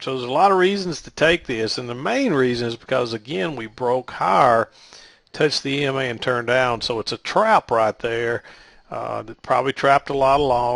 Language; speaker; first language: English; native; English